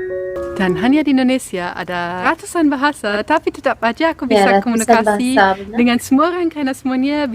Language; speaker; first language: Indonesian; non-native, fluent; German